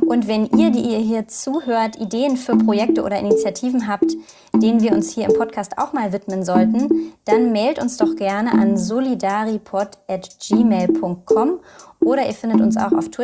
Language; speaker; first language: German; native; German